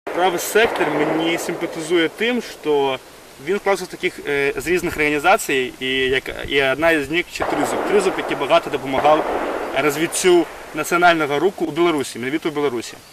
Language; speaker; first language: Ukrainian; non-native, fluent; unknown